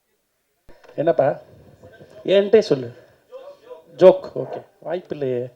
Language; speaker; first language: Tamil; native; Tamil